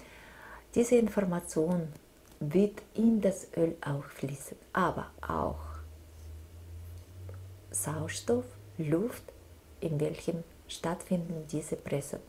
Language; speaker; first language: German; non-native, fluent; Russian